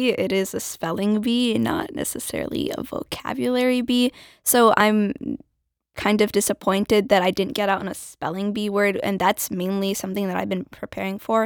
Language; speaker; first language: English; early bilingual, other home language; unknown